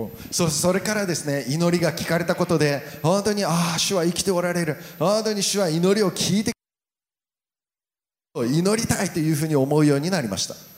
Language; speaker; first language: Japanese; native; Japanese